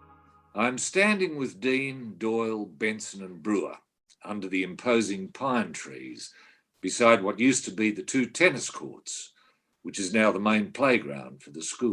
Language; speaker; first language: English; native; English